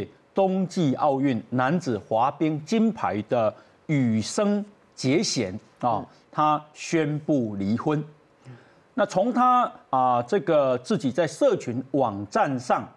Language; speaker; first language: Chinese; native; Chinese